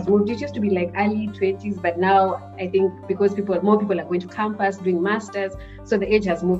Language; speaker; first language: English; non-native, local second language; Swahili